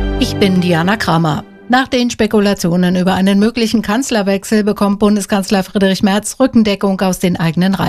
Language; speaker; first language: German; native; German